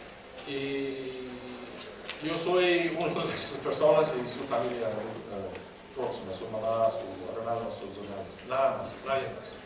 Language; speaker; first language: Spanish; non-native, fluent; English